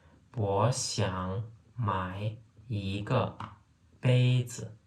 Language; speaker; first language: Chinese; non-native, fluent; Turkmen